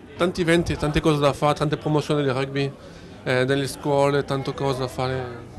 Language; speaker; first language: Italian; non-native, fluent; French